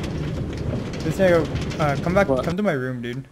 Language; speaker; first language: English; native; English